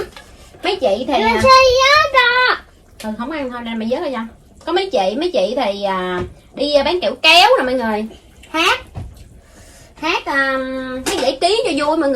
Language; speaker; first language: Vietnamese; native; Vietnamese